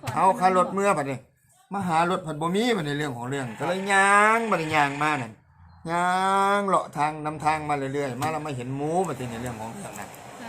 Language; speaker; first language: Thai; native; Thai